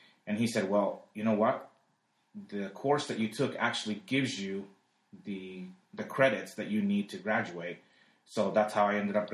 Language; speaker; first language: English; early bilingual, other home language; Spanish